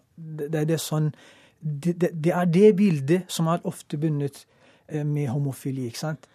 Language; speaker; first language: Norwegian; non-native, fluent; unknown